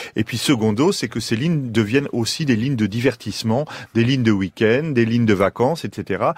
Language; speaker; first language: French; native; French